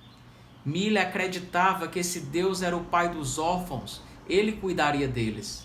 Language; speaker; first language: Portuguese; native; Portuguese